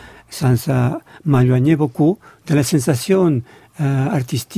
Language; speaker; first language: French; non-native, learner; Spanish